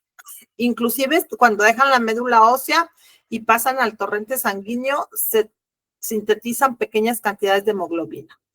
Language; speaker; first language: Spanish; native; Spanish